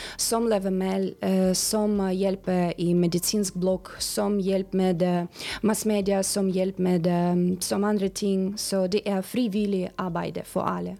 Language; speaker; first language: Danish; non-native, learner; Ukrainian